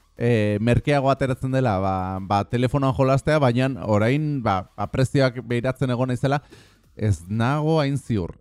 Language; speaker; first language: Basque; non-native, local second language; Spanish